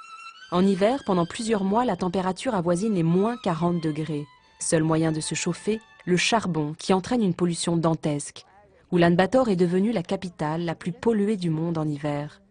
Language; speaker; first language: French; native; French